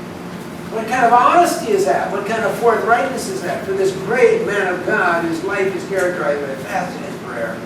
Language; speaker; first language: English; native; English